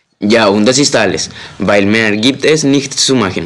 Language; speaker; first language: German; non-native, learner; Spanish